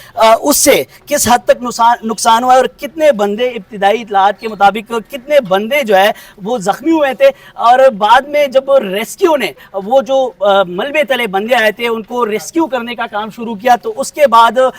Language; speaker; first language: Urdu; non-native, local second language; Pashto